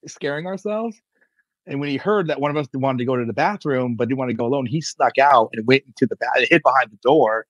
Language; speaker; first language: English; native; English